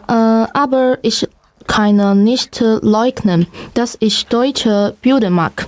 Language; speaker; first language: German; non-native, learner; Chinese